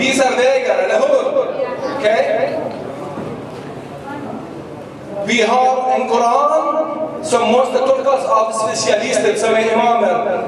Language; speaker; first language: Swedish; early bilingual, other home language; Arabic